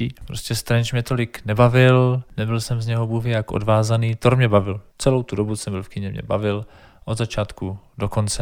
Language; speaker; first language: Czech; native; Czech